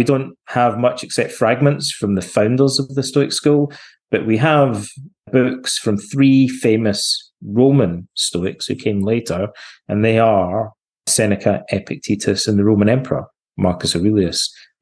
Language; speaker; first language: English; native; English